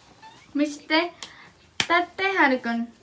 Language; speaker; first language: Japanese; non-native, learner; Filipino